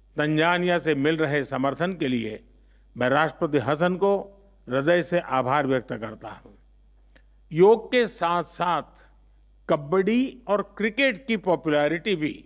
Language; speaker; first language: Hindi; non-native, local second language; Gujarati